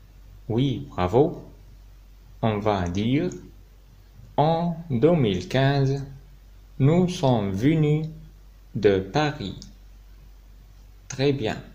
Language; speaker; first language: French; non-native, fluent; Arabic